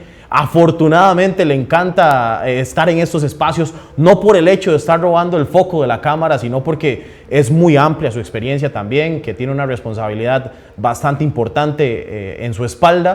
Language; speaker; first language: Spanish; native; Spanish